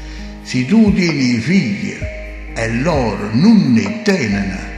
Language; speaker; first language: Italian; native; Italian